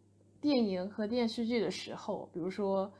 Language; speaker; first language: Chinese; non-native, fluent; English